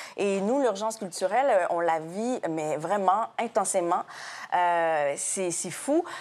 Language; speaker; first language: French; native; French